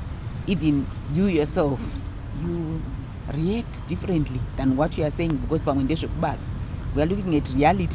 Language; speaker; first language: English; non-native, local second language; Shona